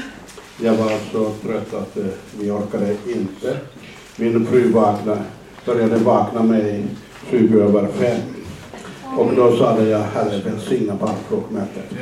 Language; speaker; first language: Swedish; non-native, fluent; Finnish